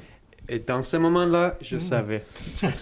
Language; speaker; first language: French; non-native, fluent; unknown